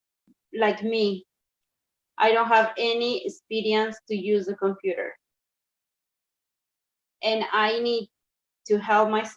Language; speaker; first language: English; non-native, learner; Spanish